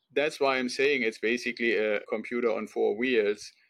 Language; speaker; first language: English; non-native, fluent; German